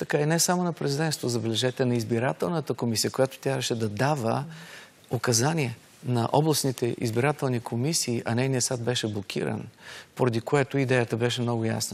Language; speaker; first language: Bulgarian; native; Bulgarian